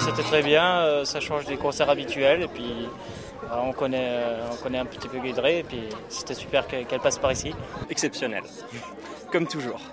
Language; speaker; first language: French; native; French